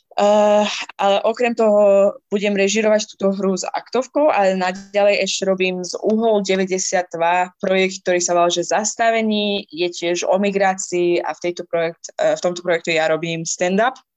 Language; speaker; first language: Slovak; non-native, fluent; Persian